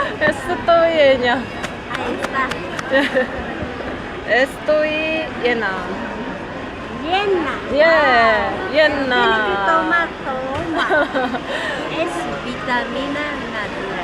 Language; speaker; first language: Spanish; non-native, learner; Korean